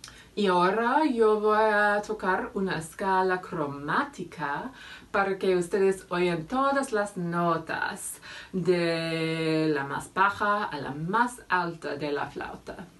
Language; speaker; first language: Spanish; non-native, fluent; English